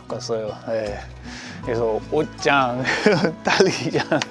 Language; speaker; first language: Korean; non-native, learner; English